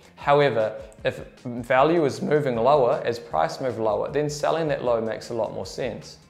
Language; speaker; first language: English; native; English